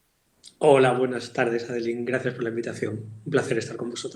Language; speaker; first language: Spanish; native; Spanish